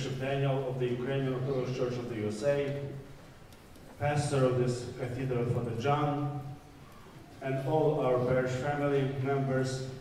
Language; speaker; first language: English; native; English